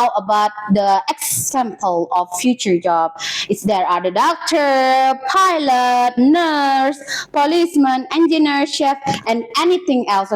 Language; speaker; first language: English; non-native, learner; Indonesian